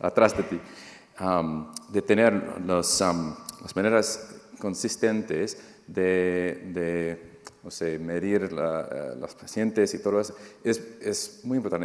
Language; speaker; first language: Spanish; non-native, fluent; English